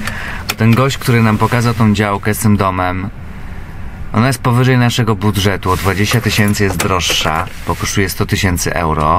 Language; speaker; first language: Polish; native; Polish